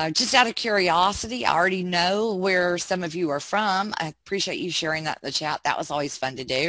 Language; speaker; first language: English; native; English